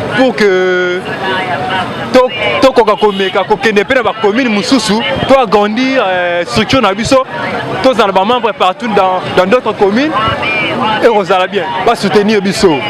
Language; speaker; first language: Lingala; native; Lingala